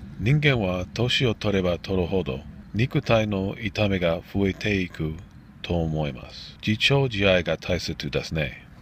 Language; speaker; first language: Japanese; non-native, learner; English